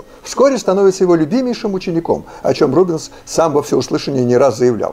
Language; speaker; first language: Russian; native; Russian